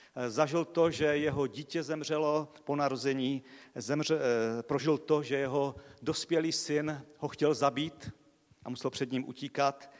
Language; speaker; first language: Czech; native; Czech